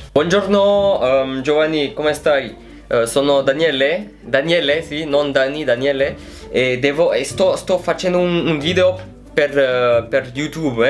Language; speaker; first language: Italian; non-native, learner; French